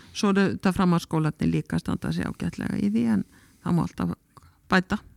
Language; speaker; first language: Icelandic; native; Icelandic